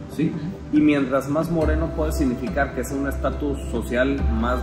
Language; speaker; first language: Spanish; native; Spanish